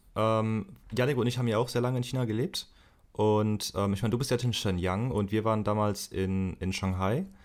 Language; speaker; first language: German; native; German